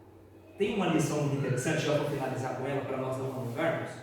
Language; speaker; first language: Portuguese; native; Portuguese